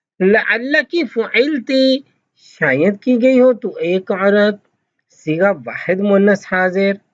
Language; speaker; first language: Urdu; native; Urdu